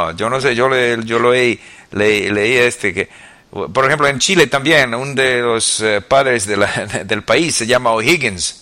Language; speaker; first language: Spanish; non-native, fluent; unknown